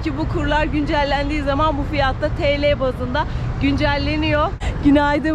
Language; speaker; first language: Turkish; native; Turkish